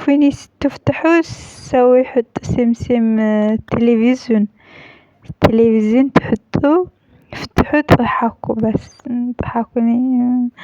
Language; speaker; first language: Arabic; non-native, learner; Amharic